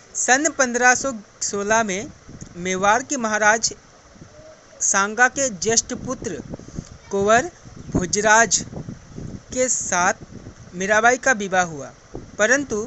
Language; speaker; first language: Hindi; non-native, local second language; Assamese